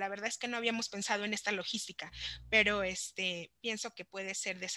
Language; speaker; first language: Spanish; native; Spanish